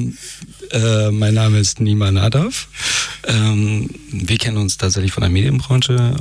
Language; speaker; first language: German; early bilingual, other home language; Persian